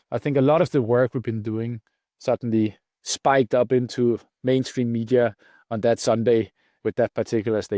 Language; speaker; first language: English; non-native, fluent; Danish